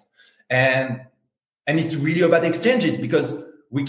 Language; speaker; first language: English; non-native, fluent; French